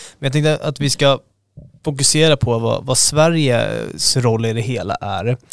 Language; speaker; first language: Swedish; native; Swedish